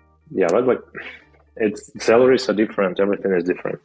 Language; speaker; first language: English; non-native, fluent; Russian